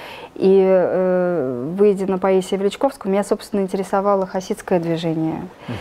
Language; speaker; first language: Russian; native; Russian